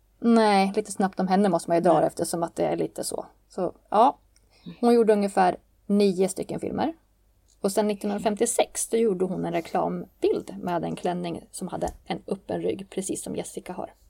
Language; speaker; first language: Swedish; native; Swedish